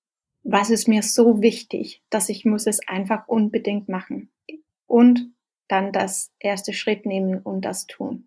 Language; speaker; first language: German; non-native, fluent; Danish